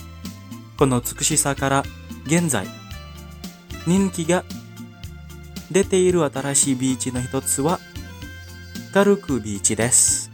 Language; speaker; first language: Japanese; non-native, fluent; Indonesian